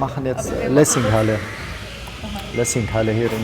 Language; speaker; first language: German; non-native, learner; Arabic